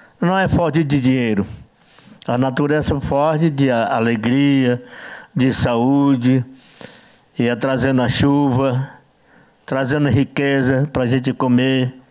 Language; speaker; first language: Portuguese; non-native, learner; Yanomámi